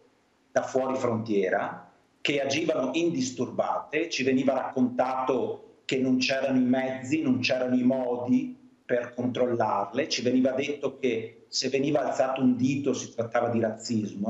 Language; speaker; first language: Italian; native; Italian